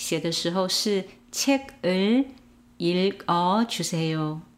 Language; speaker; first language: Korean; non-native, fluent; Chinese